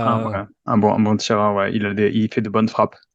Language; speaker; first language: French; native; French